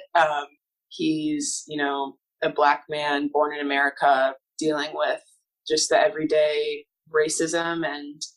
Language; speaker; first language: English; native; English